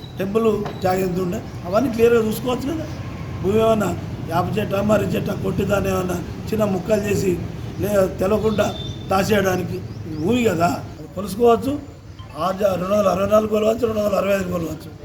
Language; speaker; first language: Telugu; native; Telugu